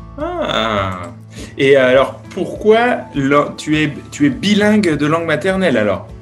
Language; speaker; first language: French; native; French